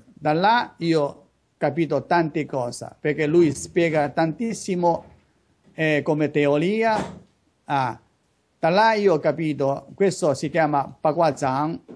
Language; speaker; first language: Italian; non-native, learner; Chinese